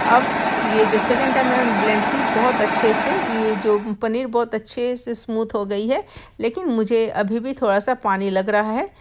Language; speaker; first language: Hindi; non-native, local second language; Bangla